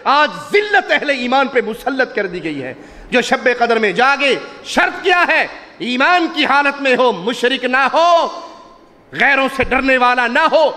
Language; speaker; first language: Urdu; non-native, local second language; Punjabi